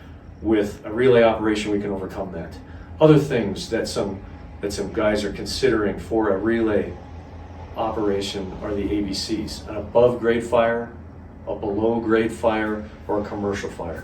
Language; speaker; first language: English; native; English